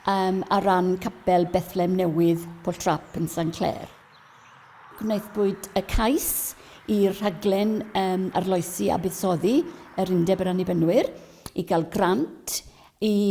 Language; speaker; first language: Welsh; native; Welsh